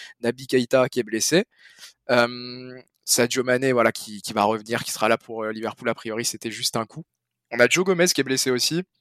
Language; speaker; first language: French; native; French